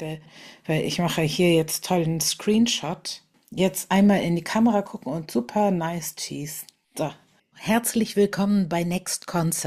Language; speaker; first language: German; native; German